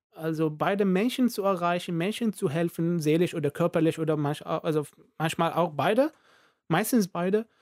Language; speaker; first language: German; non-native, fluent; Arabic